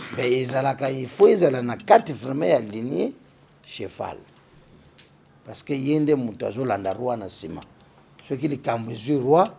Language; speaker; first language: Lingala; non-native, local second language; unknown